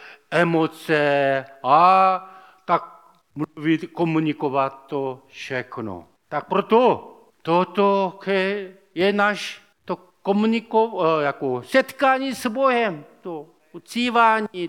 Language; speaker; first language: Czech; non-native, learner; Korean